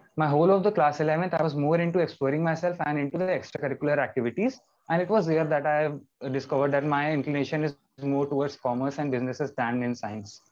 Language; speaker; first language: English; non-native, local second language; Hindi